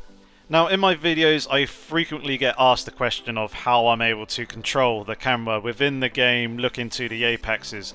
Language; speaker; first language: English; native; English